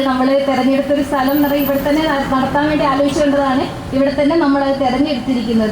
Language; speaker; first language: Malayalam; native; Malayalam